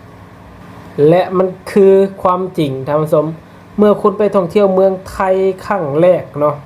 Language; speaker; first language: Thai; non-native, local second language; Lao